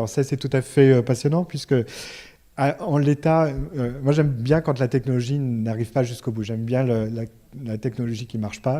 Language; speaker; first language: French; native; French